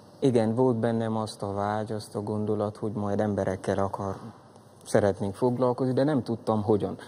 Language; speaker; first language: Hungarian; non-native, fluent; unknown